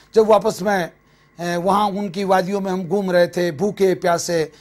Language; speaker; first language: Hindi; native; Hindi